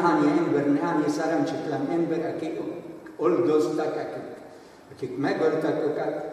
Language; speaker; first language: Hungarian; non-native, fluent; Arabic